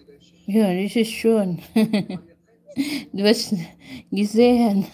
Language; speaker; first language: German; non-native, learner; Filipino